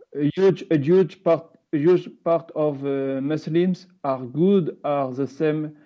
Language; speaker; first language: English; non-native, learner; French